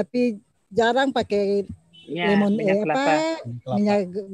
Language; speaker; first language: Indonesian; native; Indonesian